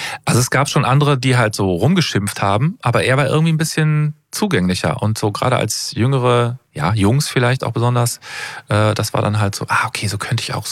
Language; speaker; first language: German; native; German